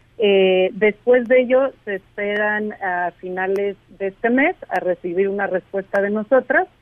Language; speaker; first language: Spanish; native; Spanish